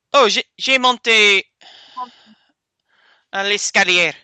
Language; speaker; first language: French; non-native, learner; English